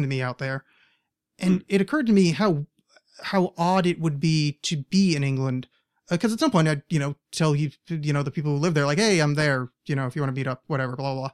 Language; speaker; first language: English; native; English